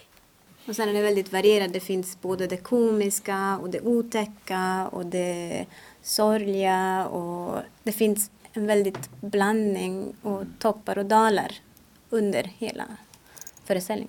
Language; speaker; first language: Swedish; non-native, fluent; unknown